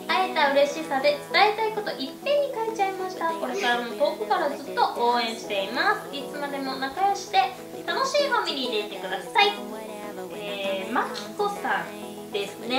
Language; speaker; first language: Japanese; native; Japanese